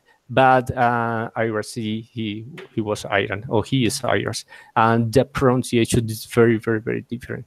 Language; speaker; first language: English; non-native, learner; Spanish